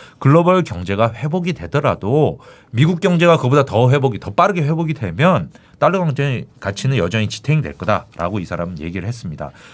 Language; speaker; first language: Korean; native; Korean